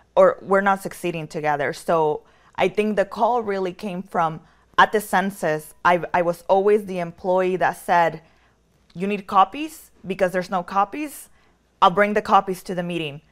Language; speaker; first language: English; early bilingual, other home language; Spanish